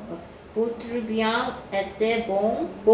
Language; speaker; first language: French; non-native, learner; Korean